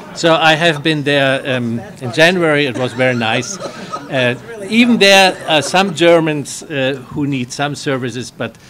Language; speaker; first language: English; non-native, fluent; German